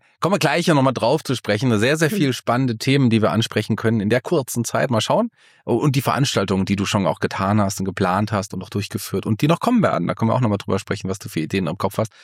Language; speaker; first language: German; native; German